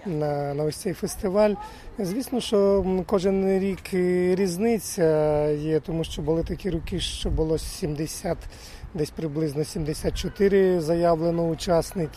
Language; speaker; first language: Ukrainian; native; Ukrainian